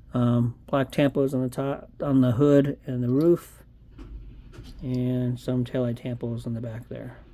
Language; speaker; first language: English; native; English